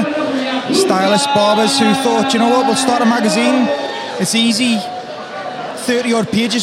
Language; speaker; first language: English; native; English